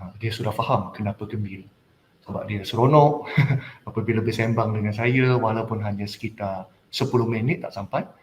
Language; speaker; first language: Malay; non-native, local second language; Chinese